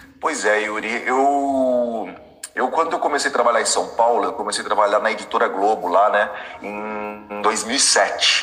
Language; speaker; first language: Portuguese; native; Portuguese